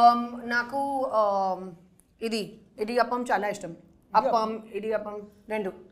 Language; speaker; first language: Telugu; non-native, learner; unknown